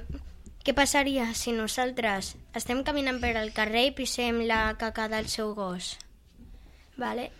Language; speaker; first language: Catalan; non-native, local second language; Spanish